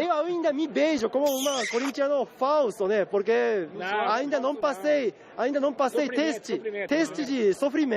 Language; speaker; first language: Portuguese; non-native, fluent; Japanese